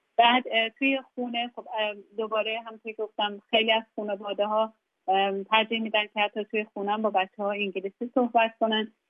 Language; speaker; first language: Persian; native; Persian